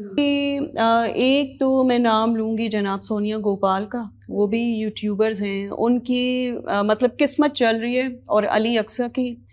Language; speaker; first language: Urdu; native; Urdu